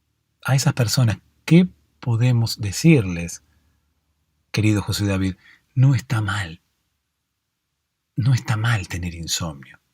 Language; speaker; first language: Spanish; native; Spanish